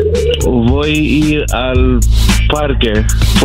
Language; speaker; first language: Spanish; non-native, learner; English